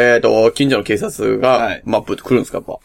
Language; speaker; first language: Japanese; native; Japanese